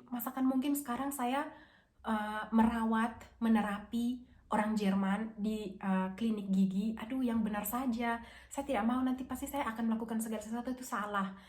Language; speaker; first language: Indonesian; native; Indonesian